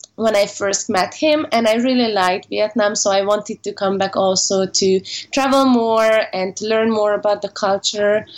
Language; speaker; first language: English; non-native, fluent; Hungarian